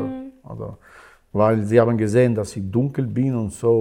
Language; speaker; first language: German; non-native, learner; Albanian